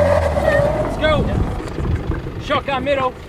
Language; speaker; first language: English; native; English